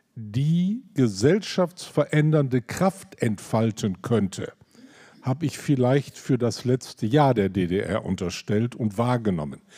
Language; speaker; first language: German; native; German